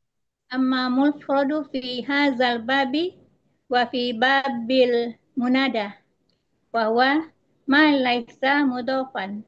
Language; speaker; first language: Arabic; non-native, learner; Indonesian